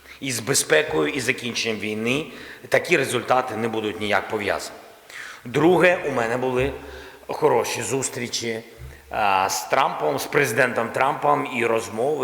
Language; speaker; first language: Ukrainian; non-native, local second language; Russian